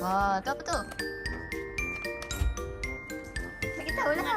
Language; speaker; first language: Malay; native; Malay